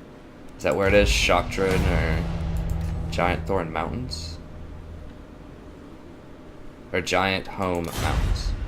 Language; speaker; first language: English; native; English